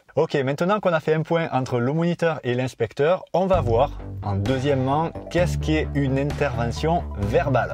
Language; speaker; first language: French; native; French